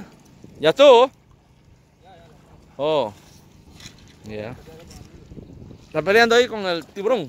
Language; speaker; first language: Spanish; native; Spanish